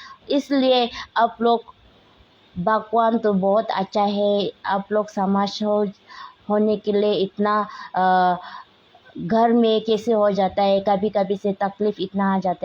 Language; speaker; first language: Hindi; non-native, local second language; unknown